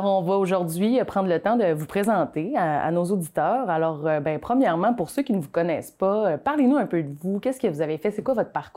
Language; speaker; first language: French; native; French